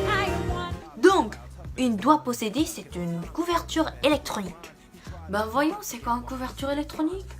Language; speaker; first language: French; non-native, fluent; Korean